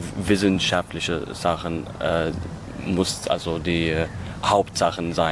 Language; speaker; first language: German; non-native, learner; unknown